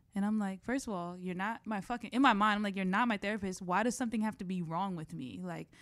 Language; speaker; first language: English; native; English